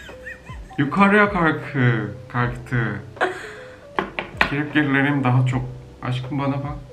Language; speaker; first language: Turkish; non-native, learner; Korean